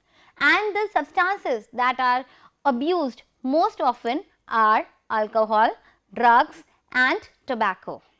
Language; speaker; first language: English; non-native, local second language; Hindi